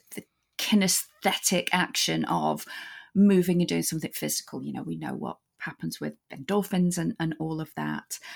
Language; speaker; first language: English; native; English